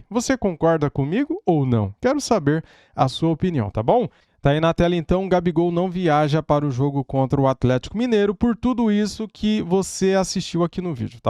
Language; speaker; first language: Portuguese; native; Portuguese